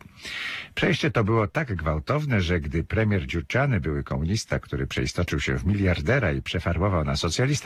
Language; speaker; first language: Polish; native; Polish